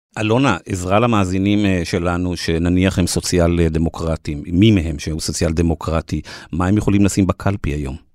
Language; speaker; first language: Hebrew; native; Hebrew